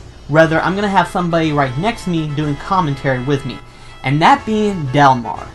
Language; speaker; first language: English; native; English